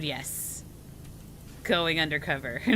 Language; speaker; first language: English; native; English